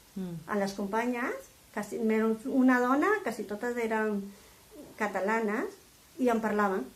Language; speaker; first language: Catalan; non-native, local second language; Spanish